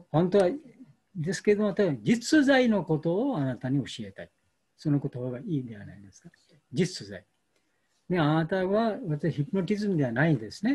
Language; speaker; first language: Japanese; non-native, fluent; Bangla